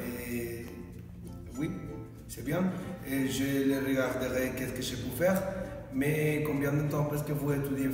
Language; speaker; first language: French; non-native, learner; Spanish